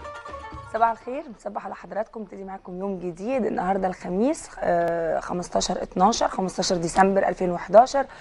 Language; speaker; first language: Arabic; native; Arabic